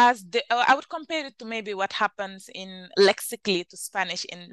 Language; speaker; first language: English; non-native, fluent; Wolof